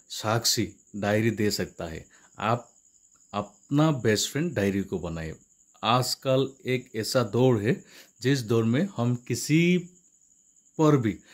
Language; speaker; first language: Hindi; non-native, local second language; Assamese